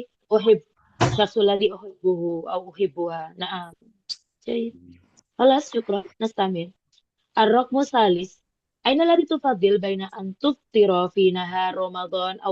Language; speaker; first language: Arabic; non-native, fluent; Indonesian